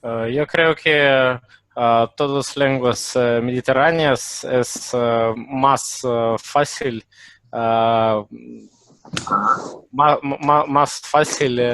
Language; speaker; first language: Spanish; non-native, learner; Russian